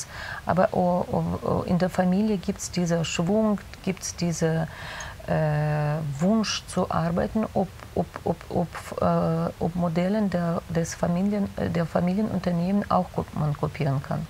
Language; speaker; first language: German; non-native, fluent; Russian